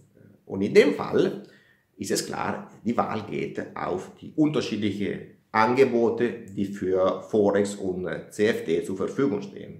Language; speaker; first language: German; non-native, fluent; Italian